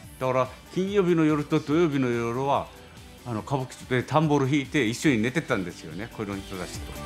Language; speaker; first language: Japanese; non-native, fluent; Korean